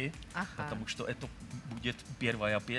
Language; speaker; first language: Russian; non-native, learner; Czech